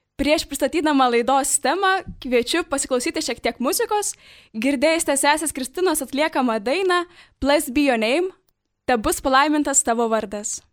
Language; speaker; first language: Lithuanian; native; Lithuanian